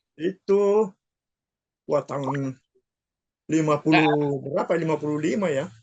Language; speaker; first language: Indonesian; non-native, local second language; Buginese